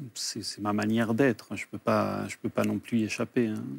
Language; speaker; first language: French; early bilingual, other home language; Spanish